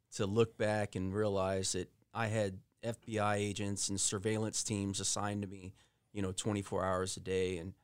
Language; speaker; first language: English; early bilingual, other home language; Italian